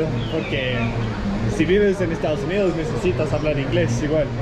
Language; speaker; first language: Spanish; non-native, learner; Danish